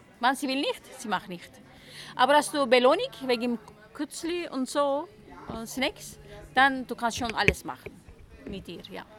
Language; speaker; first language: German; non-native, learner; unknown